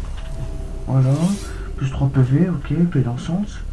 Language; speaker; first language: French; native; French